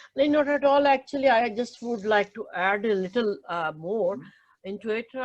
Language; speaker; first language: English; non-native, local second language; Urdu